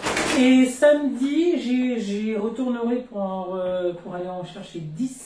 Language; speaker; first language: French; native; French